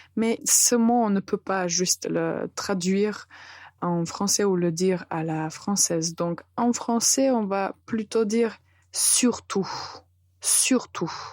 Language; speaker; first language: French; non-native, fluent; Serbian